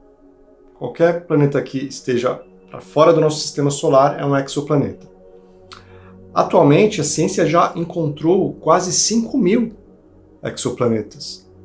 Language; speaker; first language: Portuguese; native; Portuguese